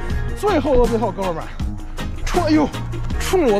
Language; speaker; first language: Chinese; native; Chinese